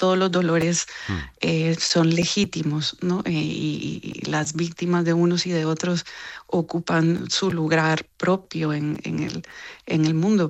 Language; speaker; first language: Spanish; native; Spanish